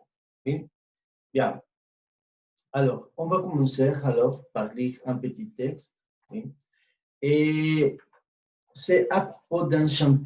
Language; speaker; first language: French; non-native, fluent; Spanish